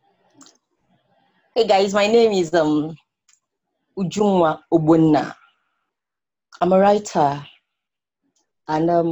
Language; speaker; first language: English; non-native, local second language; Igbo